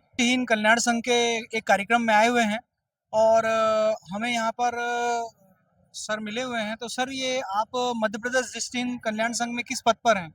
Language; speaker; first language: Hindi; native; Hindi